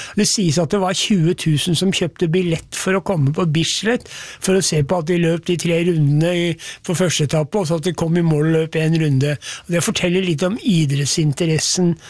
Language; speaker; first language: Norwegian; native; Norwegian